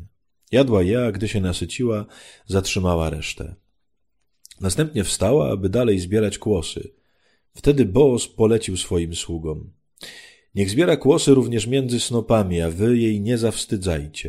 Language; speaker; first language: Polish; native; Polish